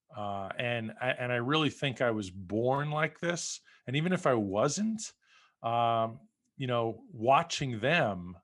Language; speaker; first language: English; native; English